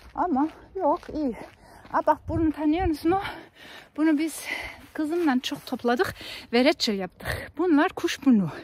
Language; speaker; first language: Turkish; non-native, fluent; German